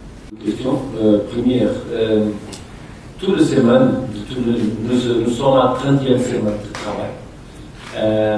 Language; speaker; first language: French; non-native, fluent; Portuguese